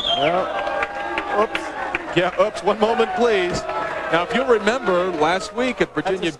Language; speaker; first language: English; native; English